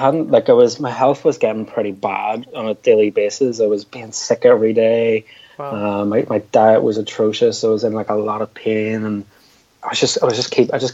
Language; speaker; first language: English; native; English